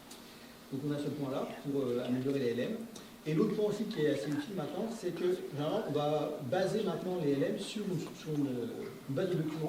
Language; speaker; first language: French; native; French